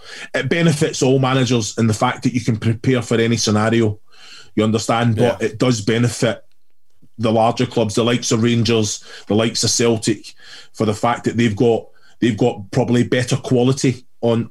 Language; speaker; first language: English; native; English